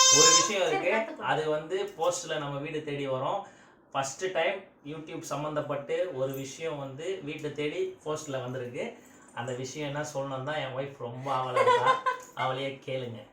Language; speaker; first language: Tamil; native; Tamil